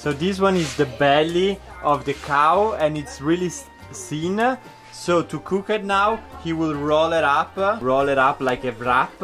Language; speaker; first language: English; non-native, learner; Italian